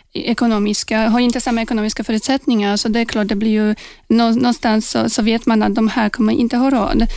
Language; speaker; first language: Swedish; non-native, fluent; Polish